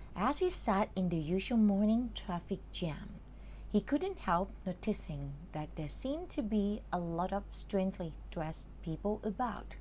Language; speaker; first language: English; non-native, fluent; Thai